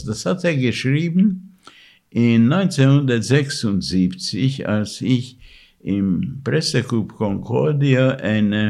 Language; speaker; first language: German; non-native, fluent; Hungarian